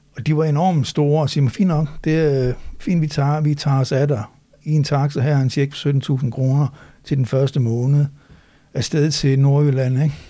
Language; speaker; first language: Danish; native; Danish